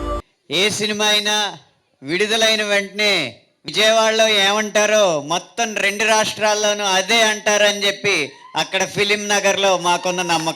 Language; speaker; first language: Telugu; native; Telugu